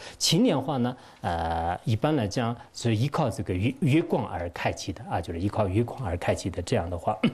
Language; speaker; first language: Chinese; non-native, local second language; Tibetan